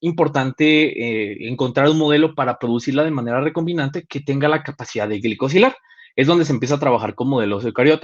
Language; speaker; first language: Spanish; native; Spanish